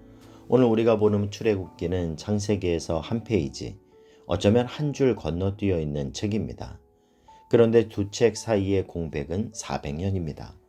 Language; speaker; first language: Korean; native; Korean